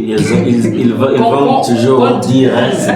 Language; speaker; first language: French; non-native, learner; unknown